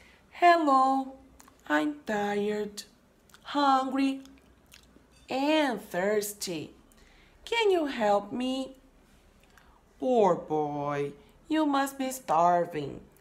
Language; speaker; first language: English; non-native, fluent; Portuguese